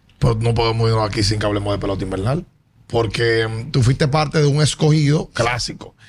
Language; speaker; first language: Spanish; native; Spanish